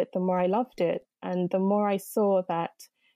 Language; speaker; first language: English; non-native, local second language; Yoruba